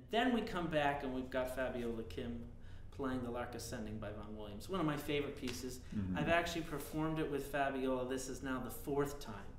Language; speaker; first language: English; native; English